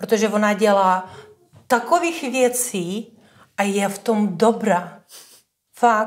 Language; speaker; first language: Czech; non-native, fluent; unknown